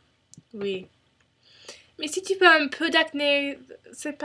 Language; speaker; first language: French; non-native, learner; English